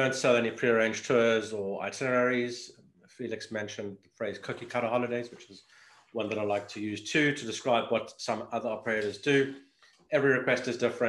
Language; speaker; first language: English; native; English